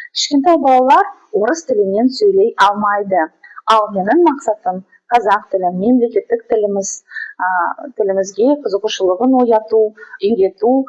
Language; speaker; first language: Kazakh; non-native, local second language; Russian